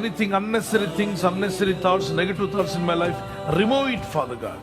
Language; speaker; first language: English; non-native, local second language; Telugu